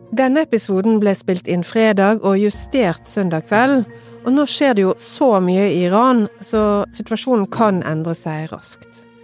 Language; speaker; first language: Norwegian; native; Norwegian